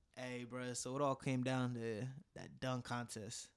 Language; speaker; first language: English; native; English